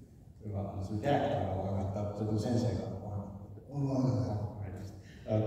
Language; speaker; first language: Japanese; non-native, fluent; Finnish